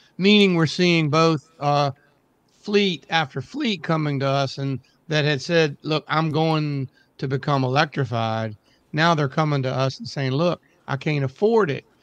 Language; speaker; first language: English; native; English